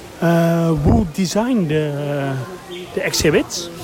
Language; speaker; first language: English; non-native, learner; Dutch